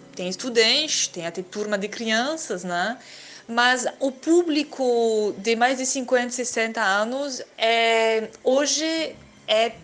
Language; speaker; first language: Portuguese; non-native, fluent; French